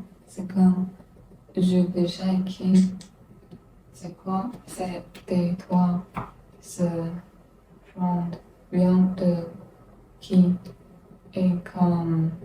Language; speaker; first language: French; non-native, learner; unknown